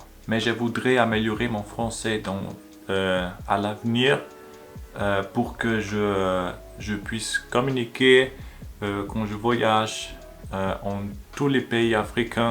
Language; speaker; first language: French; non-native, learner; German